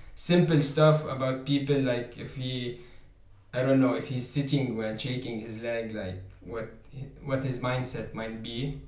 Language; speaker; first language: English; non-native, fluent; Arabic